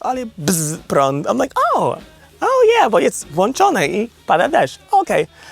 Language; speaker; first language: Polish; non-native, learner; English